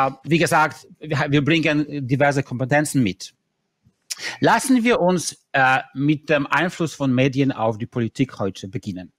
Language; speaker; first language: German; non-native, fluent; Polish